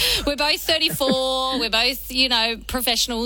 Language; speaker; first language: English; native; English